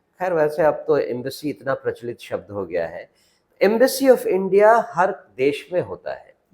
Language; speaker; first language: Hindi; native; Hindi